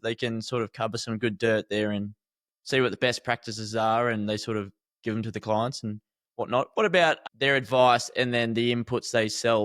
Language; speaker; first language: English; native; English